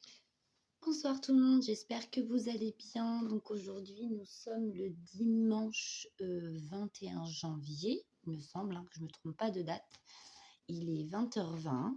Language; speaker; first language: French; native; French